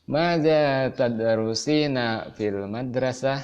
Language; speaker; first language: Arabic; non-native, fluent; Indonesian